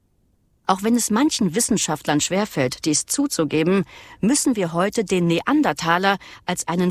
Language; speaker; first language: German; native; German